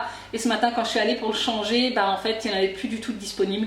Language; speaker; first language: French; native; French